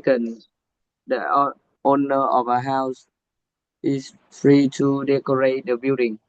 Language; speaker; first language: English; non-native, learner; Vietnamese